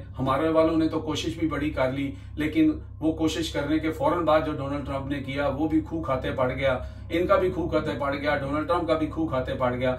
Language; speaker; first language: Urdu; non-native, local second language; Punjabi